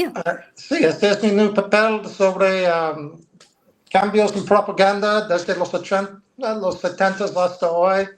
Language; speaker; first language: Spanish; non-native, learner; English